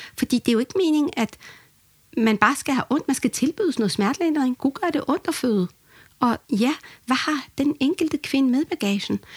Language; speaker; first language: Danish; early bilingual, other home language; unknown